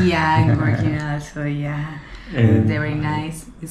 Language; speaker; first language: English; non-native, learner; Spanish